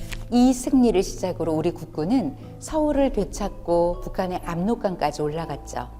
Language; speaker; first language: Korean; native; Korean